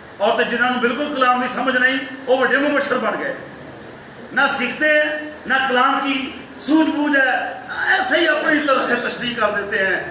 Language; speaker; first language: Urdu; non-native, local second language; Punjabi